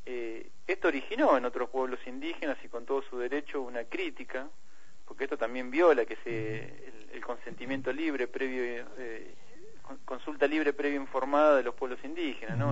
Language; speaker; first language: Spanish; native; Spanish